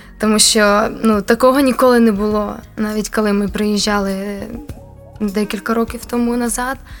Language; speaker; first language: Ukrainian; non-native, local second language; Russian